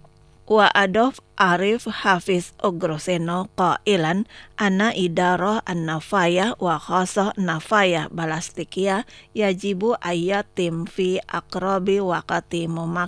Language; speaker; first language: Arabic; non-native, fluent; Indonesian